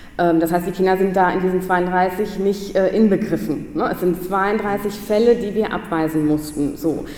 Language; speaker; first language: German; native; German